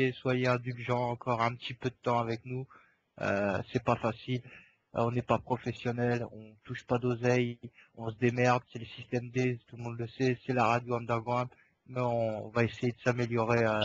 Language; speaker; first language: French; native; French